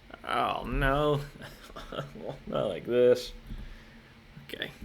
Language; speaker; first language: English; native; English